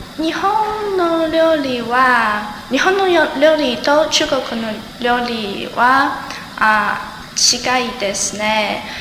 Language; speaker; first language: Japanese; non-native, learner; Chinese